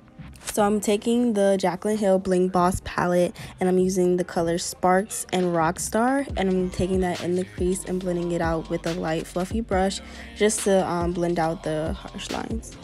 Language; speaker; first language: English; native; English